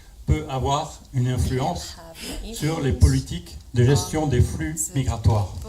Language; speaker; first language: French; native; French